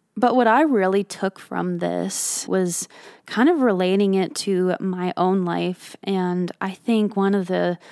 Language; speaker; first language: English; native; English